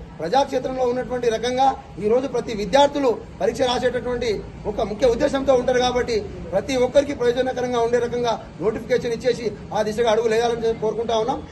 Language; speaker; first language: Telugu; native; Telugu